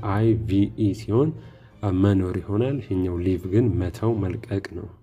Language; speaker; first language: Amharic; native; Amharic